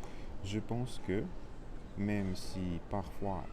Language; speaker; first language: French; non-native, learner; Russian